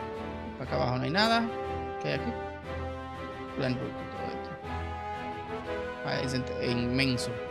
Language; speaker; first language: Spanish; native; Spanish